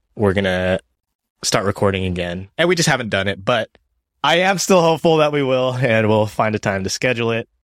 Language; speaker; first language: English; early bilingual, other home language; Japanese